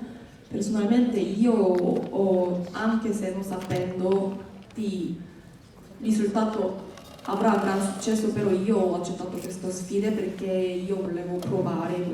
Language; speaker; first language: Italian; non-native, fluent; Korean